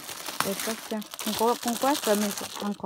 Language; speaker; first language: Italian; non-native, learner; Filipino